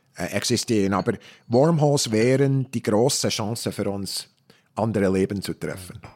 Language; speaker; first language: German; native; German